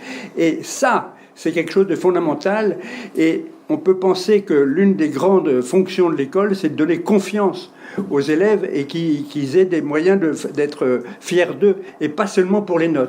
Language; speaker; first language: French; native; French